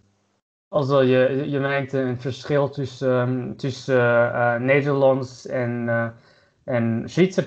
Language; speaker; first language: Dutch; non-native, learner; German